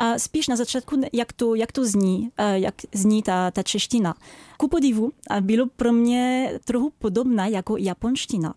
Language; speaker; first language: Czech; non-native, fluent; French